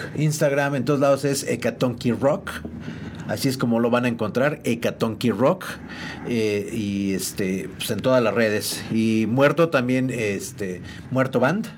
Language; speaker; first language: Spanish; native; Spanish